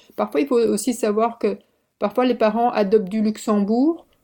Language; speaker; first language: French; early bilingual, other home language; Korean